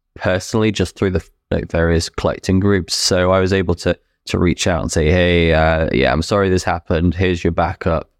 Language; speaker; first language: English; native; English